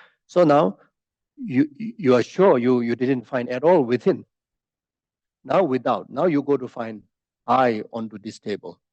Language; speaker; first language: English; non-native, fluent; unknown